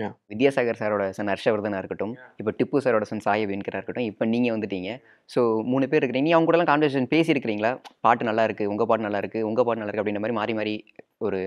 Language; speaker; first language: Tamil; native; Tamil